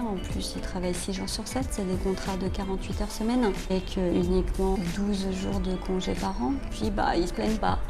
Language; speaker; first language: French; early bilingual, other home language; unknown